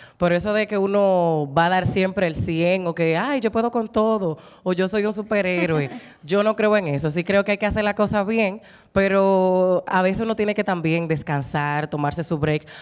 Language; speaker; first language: Spanish; native; Spanish